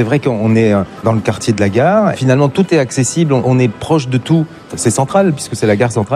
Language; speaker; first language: French; native; French